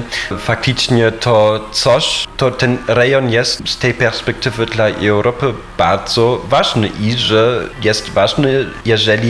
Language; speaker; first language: Polish; non-native, fluent; German